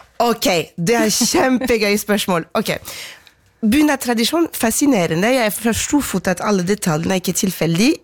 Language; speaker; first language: Norwegian; non-native, fluent; French